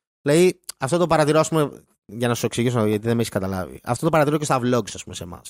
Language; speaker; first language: Greek; native; Greek